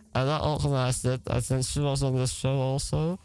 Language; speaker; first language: English; non-native, fluent; Dutch